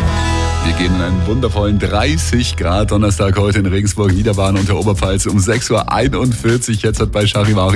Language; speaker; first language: German; native; German